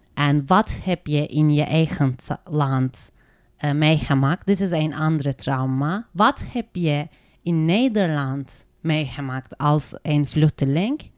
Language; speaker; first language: Dutch; non-native, learner; Turkish